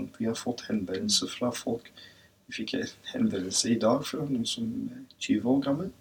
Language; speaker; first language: Norwegian; non-native, fluent; English